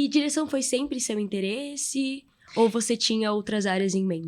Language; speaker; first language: Portuguese; native; Portuguese